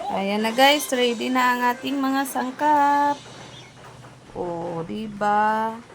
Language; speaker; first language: Filipino; non-native, local second language; Cebuano